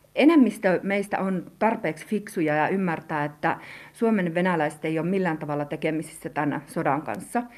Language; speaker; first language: Finnish; native; Finnish